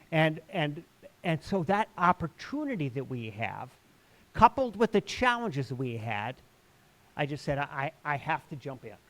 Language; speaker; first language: English; native; English